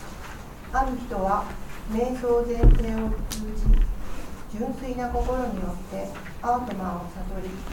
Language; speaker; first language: Japanese; native; Japanese